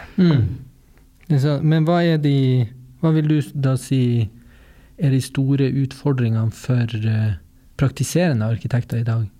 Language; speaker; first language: Norwegian; native; Norwegian